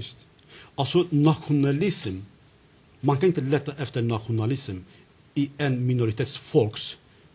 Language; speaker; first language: Swedish; non-native, fluent; Zaza